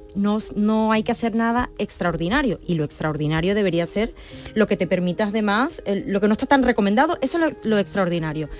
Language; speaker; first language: Spanish; native; Spanish